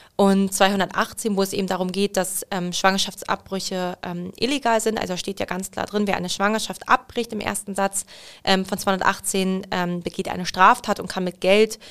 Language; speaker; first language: German; native; German